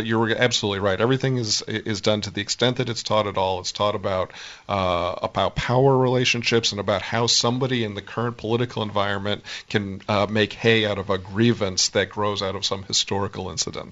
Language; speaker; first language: English; native; English